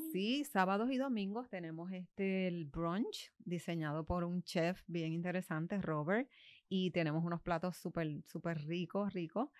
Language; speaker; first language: Spanish; native; Spanish